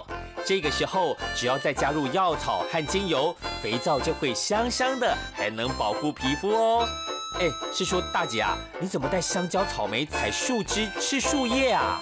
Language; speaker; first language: Chinese; native; Chinese